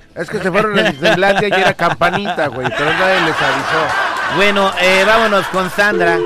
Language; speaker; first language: Spanish; native; Spanish